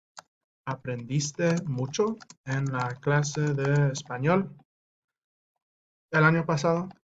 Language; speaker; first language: Spanish; non-native, fluent; English